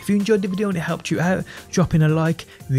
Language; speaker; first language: English; native; English